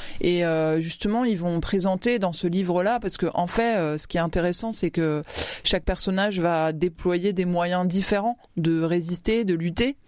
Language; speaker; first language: French; native; French